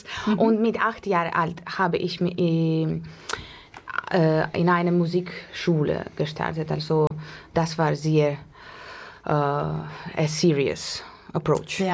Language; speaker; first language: German; non-native, learner; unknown